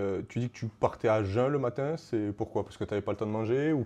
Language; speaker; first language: French; native; French